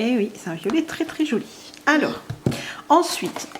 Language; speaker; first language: French; native; French